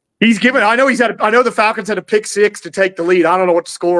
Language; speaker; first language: English; native; English